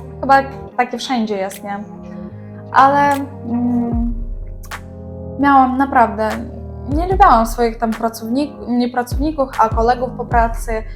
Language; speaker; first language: Polish; non-native, learner; Ukrainian